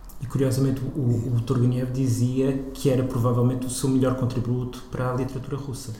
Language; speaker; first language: Portuguese; native; Portuguese